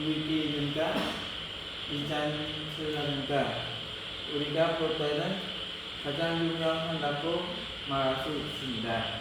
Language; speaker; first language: Korean; non-native, learner; Khmer